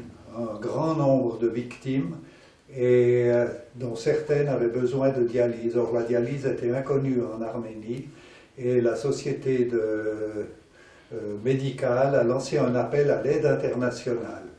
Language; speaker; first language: French; native; French